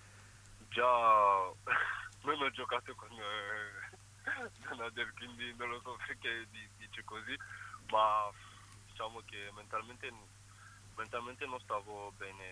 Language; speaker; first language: Italian; non-native, fluent; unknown